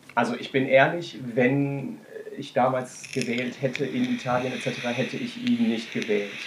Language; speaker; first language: German; native; German